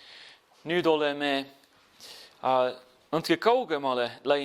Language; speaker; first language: Estonian; non-native, fluent; English